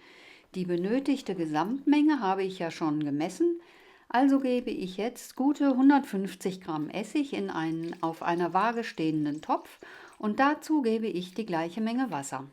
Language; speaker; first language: German; native; German